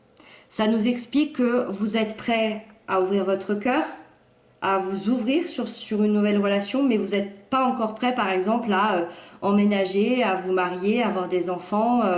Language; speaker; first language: French; native; French